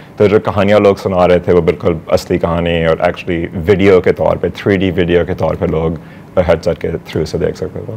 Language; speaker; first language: Urdu; non-native, local second language; Northern Hindko